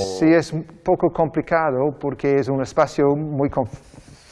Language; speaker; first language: Spanish; non-native, learner; English